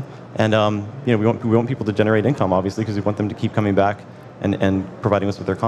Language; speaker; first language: English; native; English